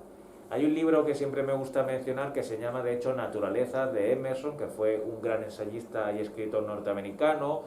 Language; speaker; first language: Spanish; native; Spanish